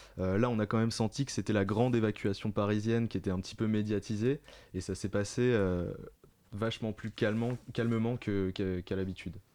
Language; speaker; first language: French; native; French